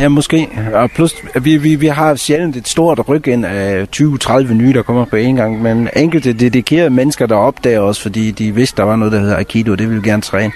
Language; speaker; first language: Danish; native; Danish